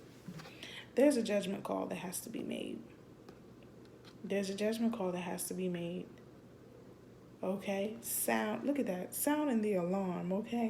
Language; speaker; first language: English; native; English